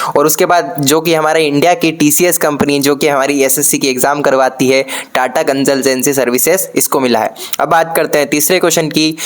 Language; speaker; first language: Hindi; native; Hindi